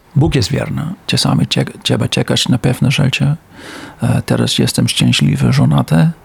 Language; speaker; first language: Polish; non-native, learner; Dutch